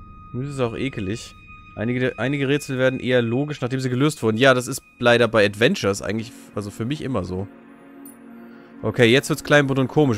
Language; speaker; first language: German; native; German